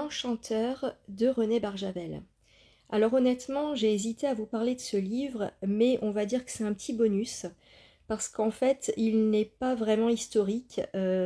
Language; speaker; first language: French; native; French